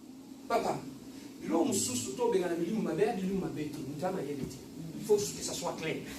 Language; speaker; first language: French; non-native, local second language; Lingala